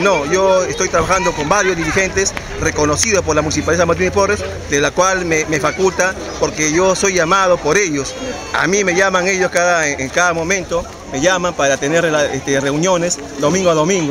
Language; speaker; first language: Spanish; native; Spanish